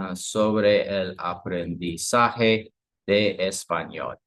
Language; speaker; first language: Spanish; non-native, fluent; English